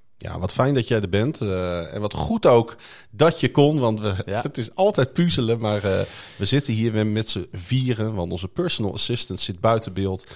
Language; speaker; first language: Dutch; native; Dutch